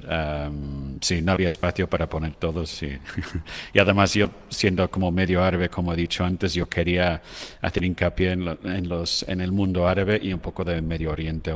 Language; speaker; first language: Spanish; non-native, fluent; English